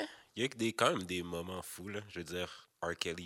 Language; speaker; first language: French; native; French